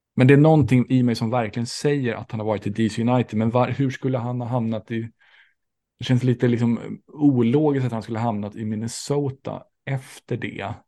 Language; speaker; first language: Swedish; native; Swedish